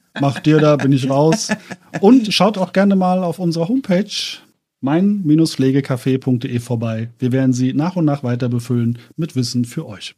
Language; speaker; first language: German; native; German